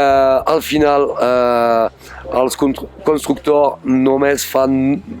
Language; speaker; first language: Catalan; non-native, fluent; French